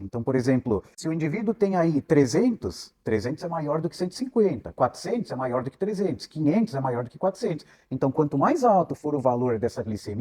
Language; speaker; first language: Portuguese; native; Portuguese